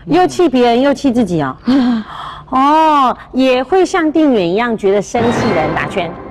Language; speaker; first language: Chinese; native; Chinese